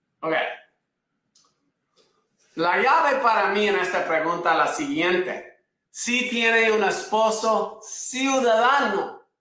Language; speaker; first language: Spanish; non-native, fluent; English